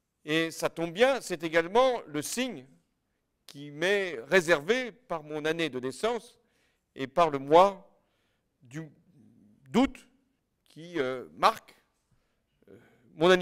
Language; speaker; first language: French; native; French